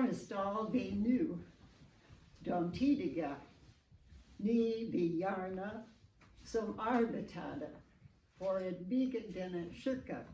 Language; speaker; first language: Swedish; non-native, learner; English